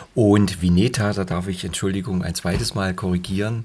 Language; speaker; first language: German; native; German